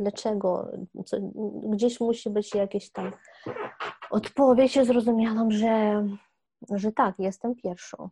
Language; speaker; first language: Polish; non-native, fluent; Ukrainian